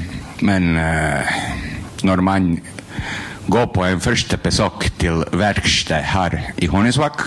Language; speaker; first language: Norwegian; non-native, learner; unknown